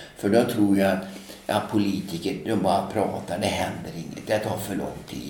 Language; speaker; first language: Swedish; native; Swedish